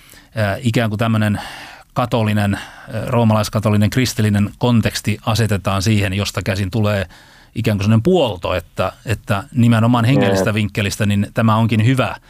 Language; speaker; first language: Finnish; native; Finnish